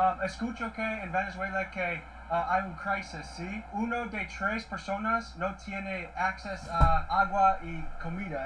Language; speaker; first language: Spanish; non-native, learner; English